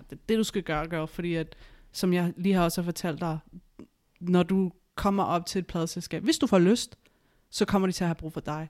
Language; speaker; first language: Danish; early bilingual, other home language; Spanish